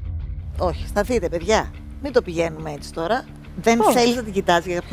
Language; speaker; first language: Greek; native; Greek